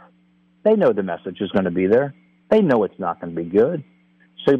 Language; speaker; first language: English; native; English